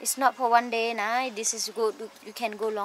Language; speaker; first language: English; non-native, learner; Thai